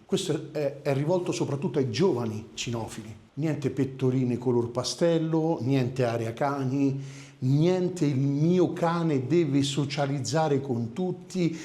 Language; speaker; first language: Italian; native; Italian